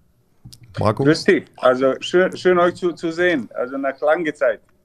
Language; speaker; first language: German; non-native, learner; Serbian